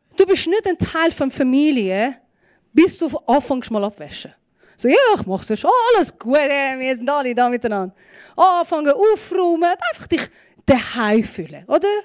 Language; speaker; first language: German; non-native, fluent; Persian